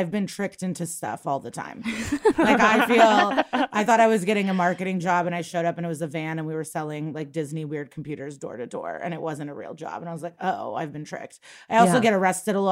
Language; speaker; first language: English; early bilingual, other home language; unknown